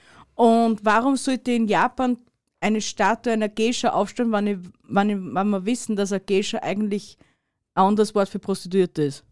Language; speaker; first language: German; native; German